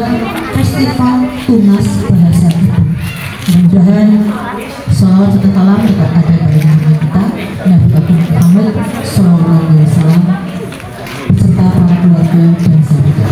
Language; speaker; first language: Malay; non-native, local second language; Javanese